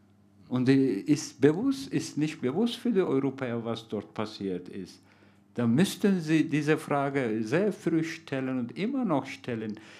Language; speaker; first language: German; non-native, fluent; Turkish